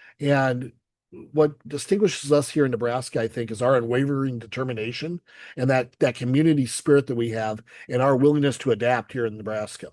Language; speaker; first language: English; native; English